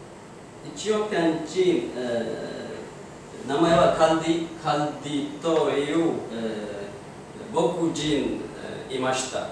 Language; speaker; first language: Japanese; non-native, learner; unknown